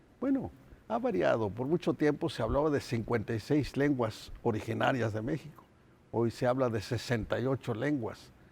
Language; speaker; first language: Spanish; non-native, local second language; Nahuatl languages